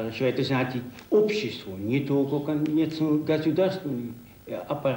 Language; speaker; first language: Russian; non-native, fluent; Dutch